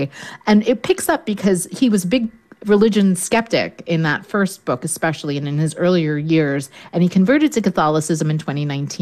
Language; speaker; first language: English; native; English